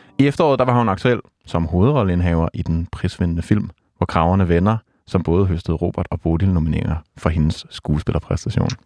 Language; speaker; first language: Danish; native; Danish